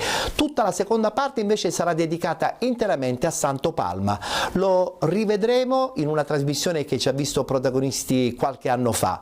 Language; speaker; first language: Italian; native; Italian